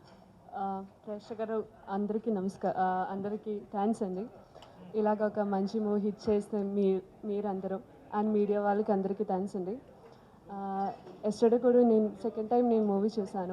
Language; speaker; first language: Telugu; non-native, learner; Malayalam